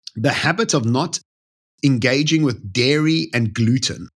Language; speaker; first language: English; native; English